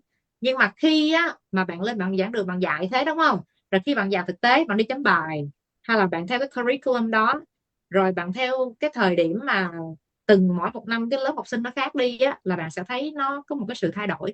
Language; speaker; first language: Vietnamese; native; Vietnamese